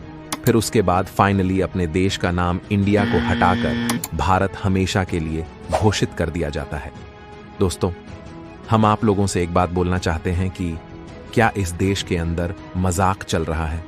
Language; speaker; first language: Hindi; native; Hindi